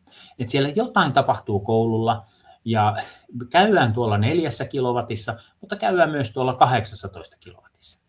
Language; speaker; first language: Finnish; native; Finnish